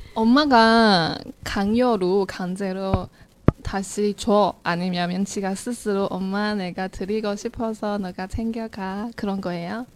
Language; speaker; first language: Korean; non-native, fluent; Chinese